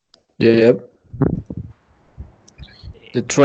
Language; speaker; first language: English; non-native, learner; Spanish